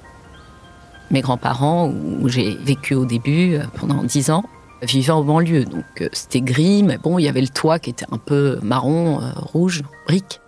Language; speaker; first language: French; early bilingual, heritage; French